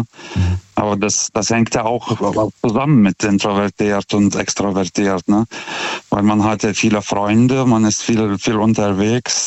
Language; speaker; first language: German; non-native, fluent; Lithuanian